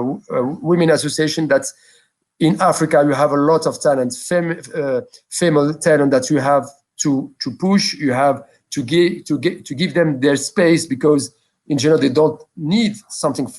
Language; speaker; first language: English; non-native, local second language; French